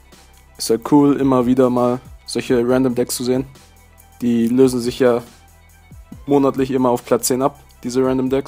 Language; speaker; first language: German; native; German